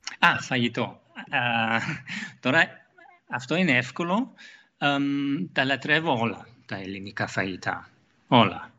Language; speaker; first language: Greek; non-native, fluent; German